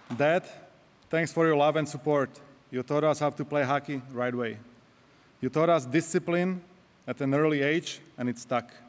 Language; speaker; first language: English; non-native, fluent; Slovak